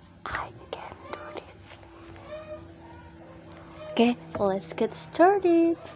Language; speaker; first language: English; non-native, learner; Indonesian